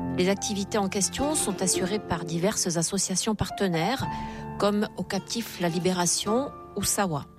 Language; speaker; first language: French; native; French